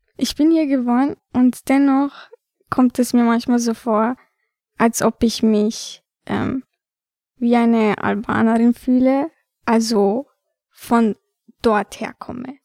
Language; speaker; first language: German; early bilingual, other home language; Albanian